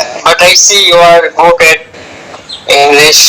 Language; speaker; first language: English; non-native, learner; Bangla